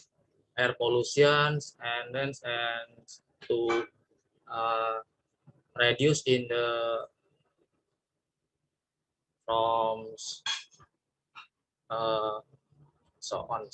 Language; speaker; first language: English; non-native, learner; Indonesian